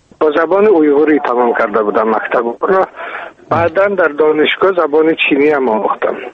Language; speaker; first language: Persian; early bilingual, heritage; Persian